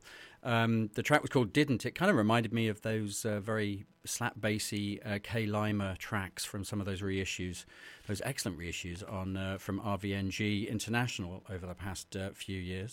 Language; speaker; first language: English; native; English